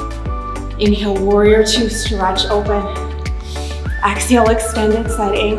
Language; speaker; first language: English; native; English